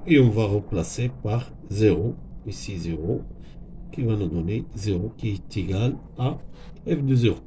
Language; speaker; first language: French; non-native, local second language; Arabic